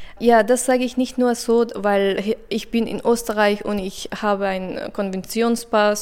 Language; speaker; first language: German; non-native, fluent; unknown